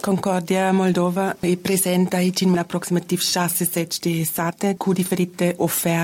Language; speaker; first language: Romanian; non-native, learner; German